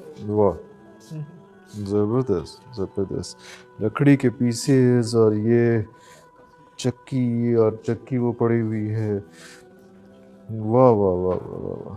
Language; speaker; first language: Urdu; native; Urdu